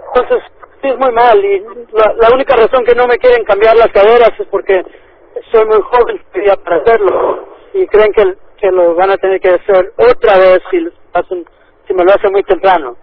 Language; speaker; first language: Spanish; early bilingual, heritage; Spanish